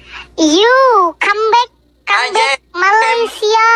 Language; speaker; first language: English; non-native, learner; Vietnamese